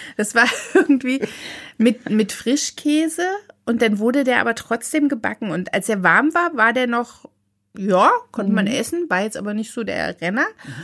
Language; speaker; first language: German; native; German